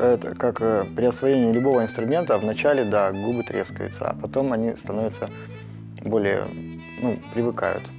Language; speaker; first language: Russian; native; Russian